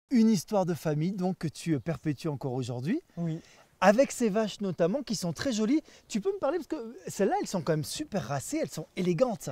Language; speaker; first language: French; native; French